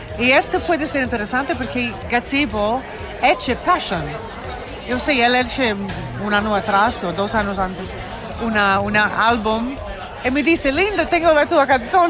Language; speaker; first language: Spanish; non-native, learner; English